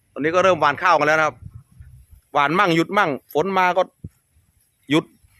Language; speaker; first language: Thai; non-native, local second language; Northeastern Thai